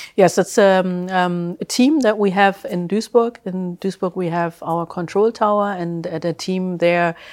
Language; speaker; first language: English; early bilingual, other home language; German